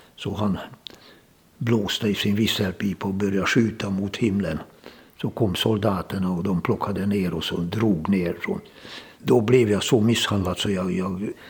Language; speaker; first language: Swedish; non-native, fluent; Hungarian